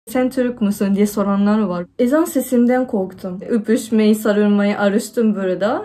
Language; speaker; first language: Turkish; non-native, fluent; Japanese